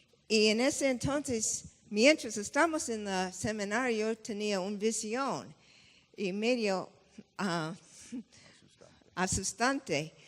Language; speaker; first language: Spanish; non-native, fluent; English